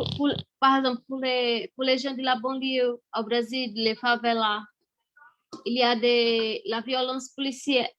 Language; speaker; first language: French; non-native, fluent; Portuguese